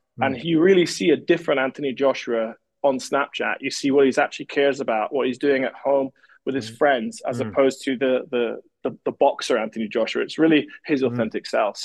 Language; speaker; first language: English; native; English